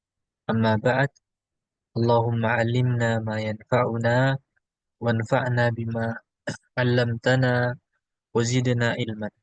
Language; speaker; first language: Arabic; non-native, fluent; Indonesian